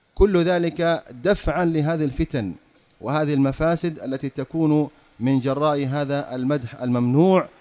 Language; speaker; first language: Arabic; native; Arabic